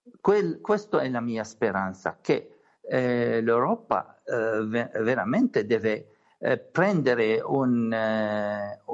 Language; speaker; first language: Italian; non-native, learner; Arabic